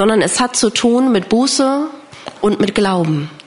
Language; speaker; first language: German; non-native, fluent; English